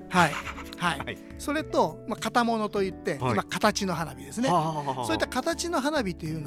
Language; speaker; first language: Japanese; native; Japanese